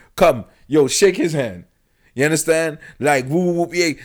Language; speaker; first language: English; non-native, local second language; French